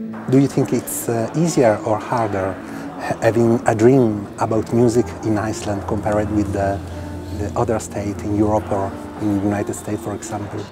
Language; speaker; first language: English; non-native, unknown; Italian